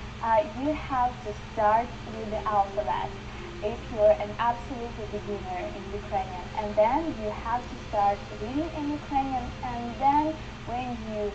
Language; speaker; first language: English; non-native, learner; Ukrainian